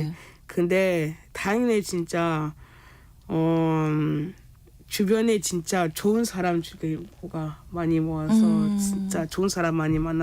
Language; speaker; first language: Korean; non-native, fluent; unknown